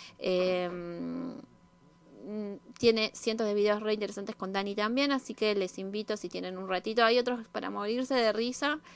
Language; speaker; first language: Spanish; native; Spanish